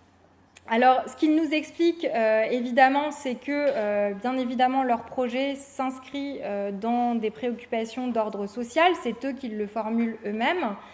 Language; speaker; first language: French; native; French